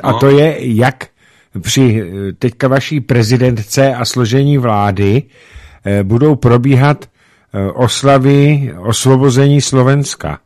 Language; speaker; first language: Czech; native; Czech